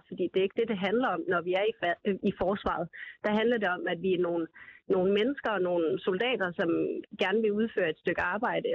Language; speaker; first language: Danish; early bilingual, other home language; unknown